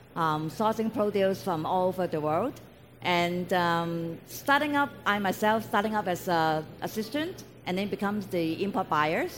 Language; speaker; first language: English; non-native, local second language; Cantonese